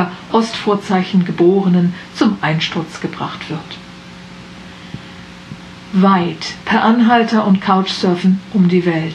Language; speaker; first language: German; native; German